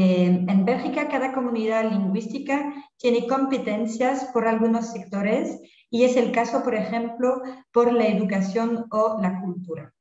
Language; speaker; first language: Spanish; non-native, fluent; French